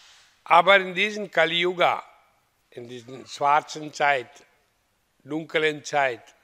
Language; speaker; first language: German; non-native, fluent; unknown